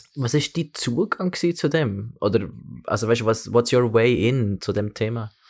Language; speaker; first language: German; native; German